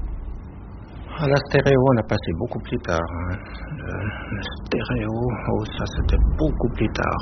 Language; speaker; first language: French; native; French